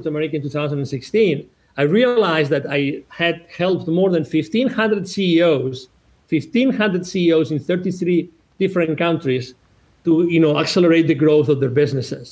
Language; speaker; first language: English; non-native, fluent; Spanish